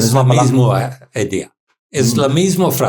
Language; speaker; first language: Spanish; non-native, learner; English